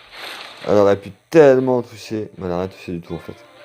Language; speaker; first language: French; native; French